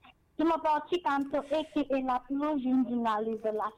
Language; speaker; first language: French; non-native, learner; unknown